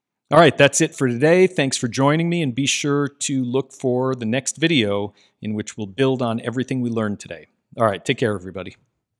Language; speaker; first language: English; native; English